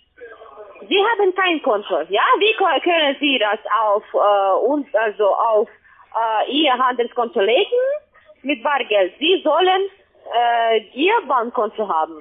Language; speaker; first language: German; non-native, fluent; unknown